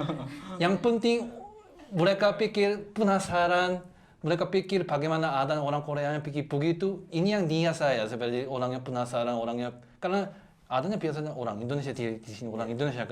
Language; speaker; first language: Indonesian; non-native, learner; Korean